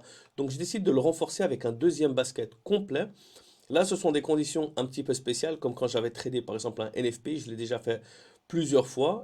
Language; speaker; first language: French; native; French